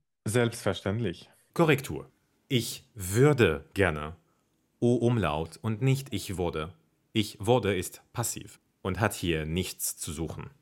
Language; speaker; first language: German; non-native, fluent; Arabic